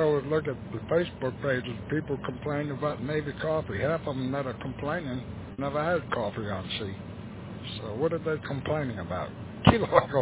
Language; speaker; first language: English; non-native, fluent; German